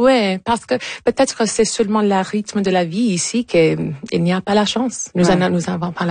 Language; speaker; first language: French; non-native, local second language; English